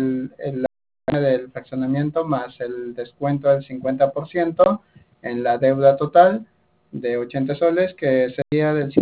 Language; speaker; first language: Spanish; native; Spanish